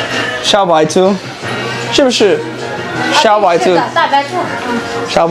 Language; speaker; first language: Chinese; non-native, learner; English